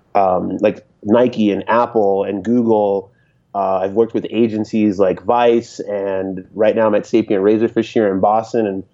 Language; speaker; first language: English; native; English